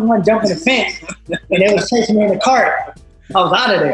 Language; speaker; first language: English; native; English